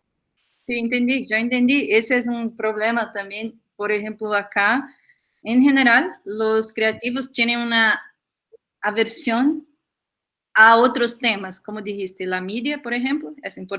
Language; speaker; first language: Spanish; non-native, fluent; Portuguese